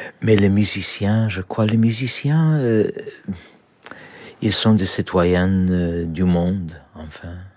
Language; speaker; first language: French; non-native, learner; Polish